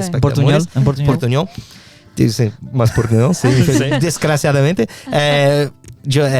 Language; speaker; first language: Spanish; non-native, fluent; English